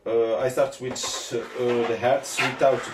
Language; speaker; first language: English; non-native, learner; Italian